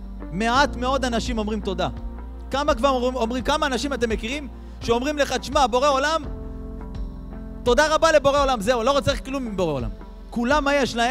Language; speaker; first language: Hebrew; native; Hebrew